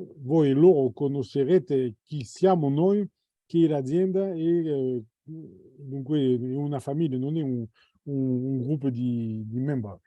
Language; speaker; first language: Italian; non-native, fluent; French